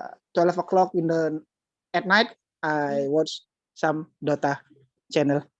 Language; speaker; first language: English; non-native, learner; Indonesian